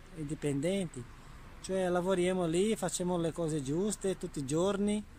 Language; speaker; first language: Italian; non-native, learner; Portuguese